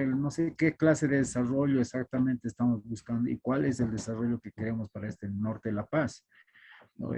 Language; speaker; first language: Spanish; native; Spanish